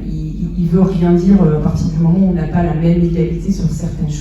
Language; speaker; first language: French; native; French